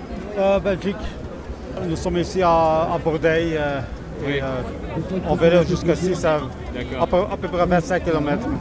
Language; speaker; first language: French; non-native, local second language; Dutch